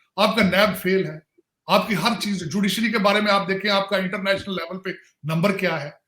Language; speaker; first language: Urdu; non-native, local second language; Punjabi